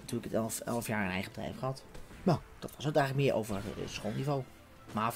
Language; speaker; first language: Dutch; native; Dutch